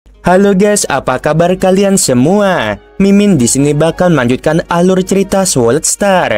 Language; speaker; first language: Indonesian; native; Indonesian